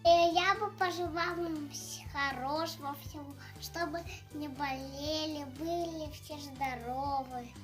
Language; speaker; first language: Russian; non-native, local second language; Kazakh